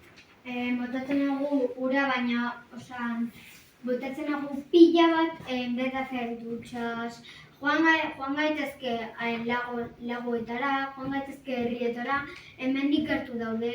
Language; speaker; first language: Basque; non-native, local second language; Spanish